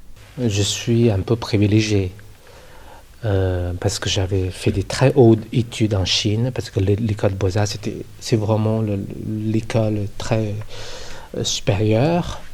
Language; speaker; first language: French; non-native, fluent; Chinese